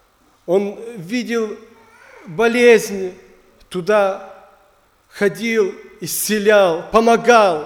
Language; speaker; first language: Russian; non-native, learner; German